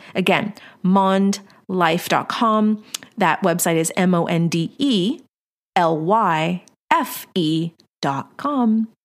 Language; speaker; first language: English; early bilingual, other home language; Spanish